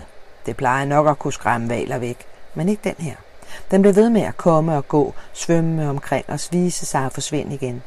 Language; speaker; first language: Danish; native; Danish